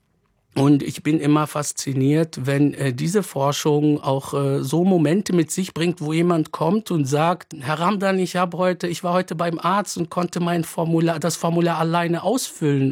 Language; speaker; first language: German; non-native, fluent; Arabic